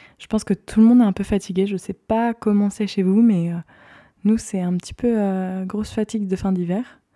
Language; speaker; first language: French; native; French